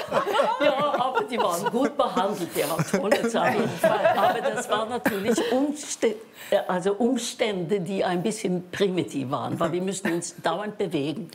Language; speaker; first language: German; non-native, fluent; Norwegian